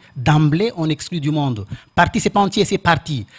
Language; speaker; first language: French; non-native, local second language; Comorian